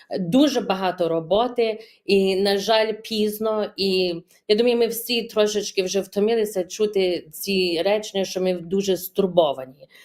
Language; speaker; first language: Ukrainian; early bilingual, heritage; Ukrainian